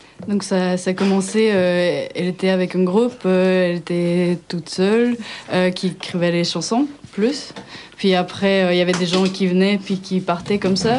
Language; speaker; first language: French; native; French